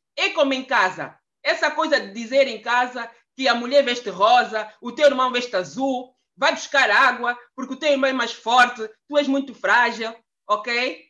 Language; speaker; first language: Portuguese; native; Portuguese